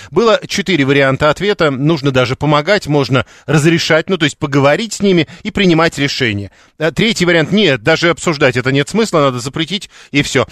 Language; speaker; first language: Russian; native; Russian